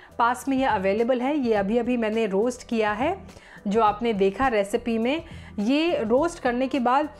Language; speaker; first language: Hindi; native; Hindi